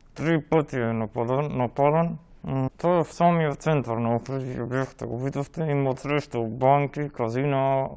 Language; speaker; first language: Bulgarian; early bilingual, heritage; Macedonian